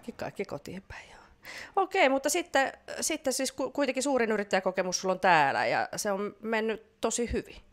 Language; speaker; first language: Finnish; native; Finnish